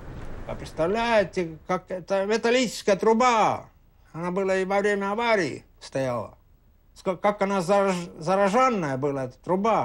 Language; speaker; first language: Russian; native; Russian